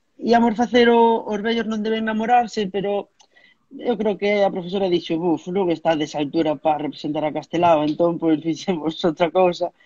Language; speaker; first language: Galician; native; Galician